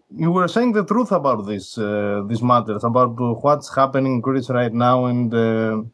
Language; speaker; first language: English; non-native, fluent; Greek